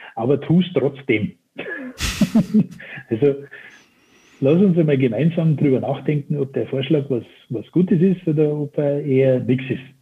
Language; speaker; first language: German; native; German